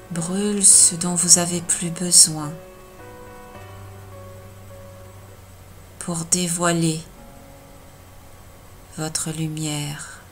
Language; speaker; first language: French; native; French